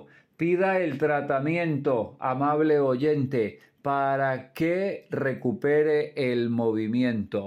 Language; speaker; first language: Spanish; native; Spanish